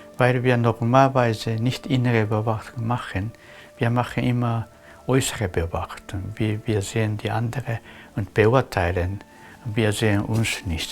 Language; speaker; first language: German; non-native, learner; Japanese